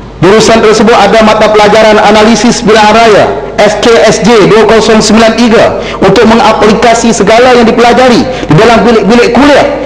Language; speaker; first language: Malay; native; Malay